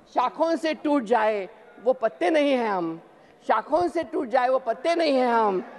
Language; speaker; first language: Hindi; non-native, local second language; Marathi